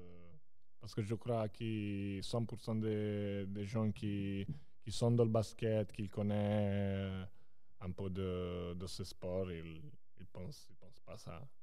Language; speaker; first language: French; non-native, local second language; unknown